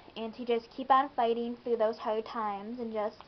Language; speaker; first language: English; native; English